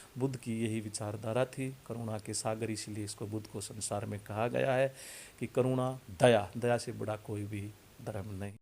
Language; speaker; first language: Hindi; native; Hindi